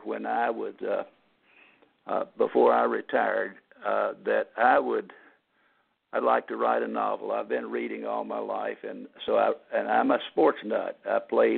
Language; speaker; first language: English; native; English